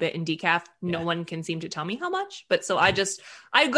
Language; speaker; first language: English; early bilingual, other home language; Russian